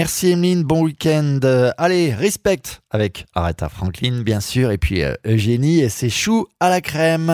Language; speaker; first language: French; native; French